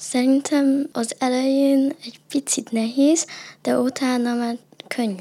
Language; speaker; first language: Hungarian; early bilingual, other home language; Chinese